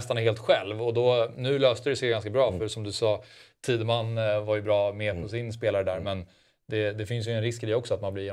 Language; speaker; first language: Swedish; native; Swedish